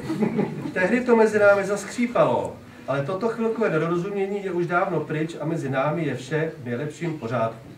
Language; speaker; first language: Czech; native; Czech